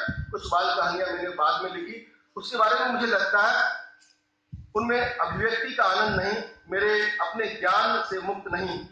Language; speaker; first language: Hindi; non-native, local second language; Rajasthani